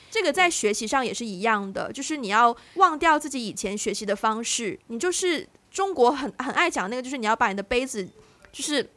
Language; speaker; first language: Chinese; native; Chinese